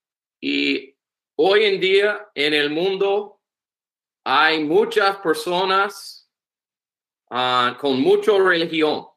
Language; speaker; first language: Spanish; non-native, learner; English